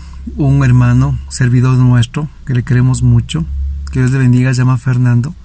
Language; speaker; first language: Spanish; native; Spanish